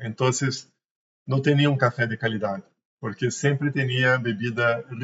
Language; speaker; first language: Spanish; non-native, learner; Portuguese